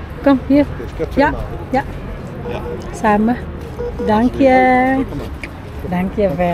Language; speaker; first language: Dutch; non-native, learner; Iloko